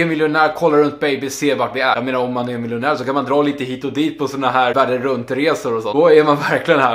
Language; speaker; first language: Swedish; native; Swedish